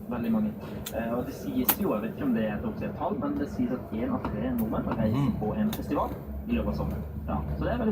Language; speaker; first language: Norwegian; native; Norwegian